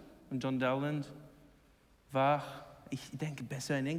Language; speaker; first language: German; non-native, learner; English